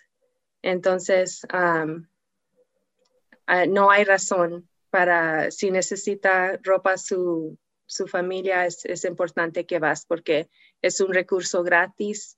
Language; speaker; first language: Spanish; non-native, learner; English